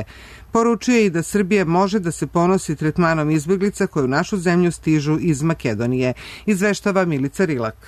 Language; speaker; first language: Serbian; native; Serbian